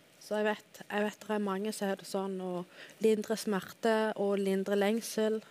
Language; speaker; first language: Norwegian; native; Norwegian